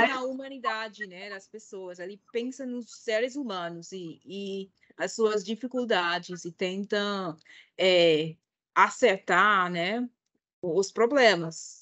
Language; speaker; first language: Portuguese; non-native, fluent; English